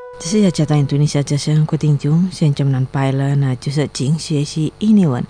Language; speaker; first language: Chinese; non-native, learner; Indonesian